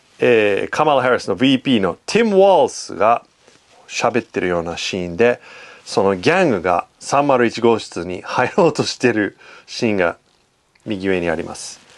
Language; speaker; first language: Japanese; non-native, fluent; English